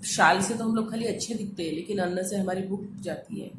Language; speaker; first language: Hindi; non-native, local second language; Marathi